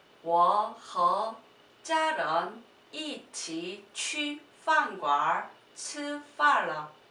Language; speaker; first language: Chinese; non-native, learner; Korean